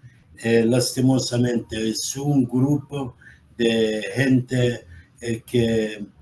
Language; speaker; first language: Spanish; non-native, fluent; Arabic